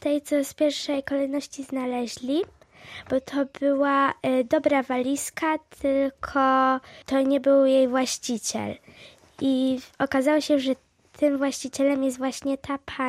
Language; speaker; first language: Polish; native; Polish